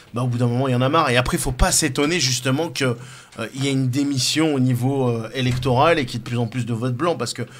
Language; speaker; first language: French; native; French